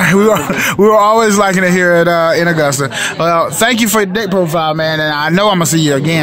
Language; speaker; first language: English; native; English